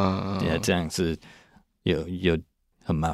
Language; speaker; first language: Chinese; non-native, fluent; English